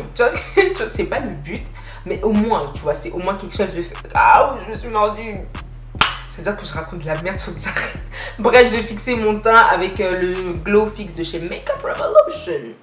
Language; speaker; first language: French; native; French